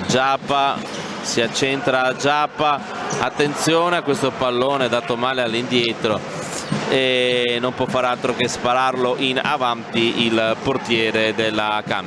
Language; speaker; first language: Italian; native; Italian